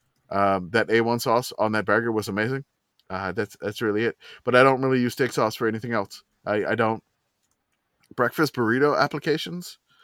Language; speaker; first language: English; native; English